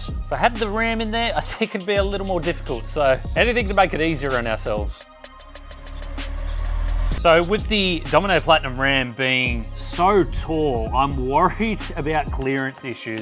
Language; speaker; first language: English; native; English